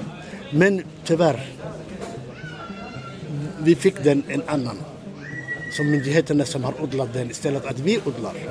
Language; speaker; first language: Swedish; non-native, learner; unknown